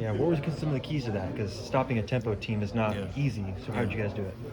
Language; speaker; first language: English; native; English